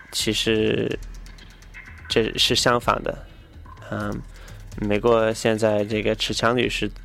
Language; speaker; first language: Chinese; non-native, fluent; English